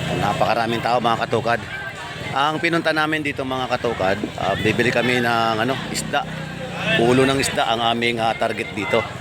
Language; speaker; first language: Filipino; native; Filipino